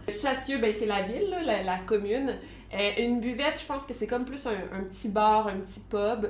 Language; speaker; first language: French; native; French